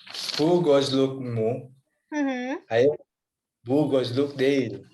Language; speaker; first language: Turkish; non-native, learner; Indonesian